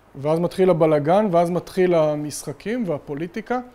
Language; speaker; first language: Hebrew; native; Hebrew